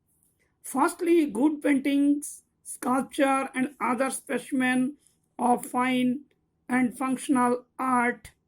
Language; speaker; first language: English; non-native, local second language; Bangla